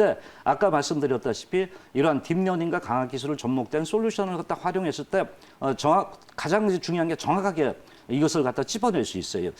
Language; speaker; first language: Korean; native; Korean